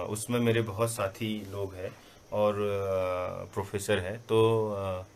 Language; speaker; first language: Hindi; non-native, local second language; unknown